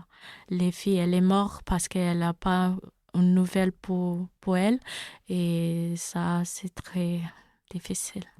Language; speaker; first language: French; non-native, learner; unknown